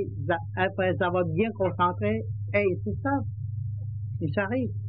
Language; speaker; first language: French; non-native, learner; Vietnamese